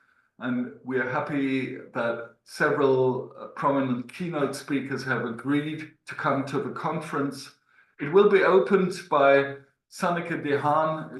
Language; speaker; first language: English; non-native, fluent; German